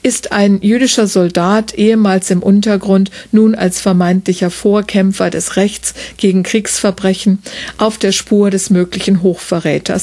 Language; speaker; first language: German; native; German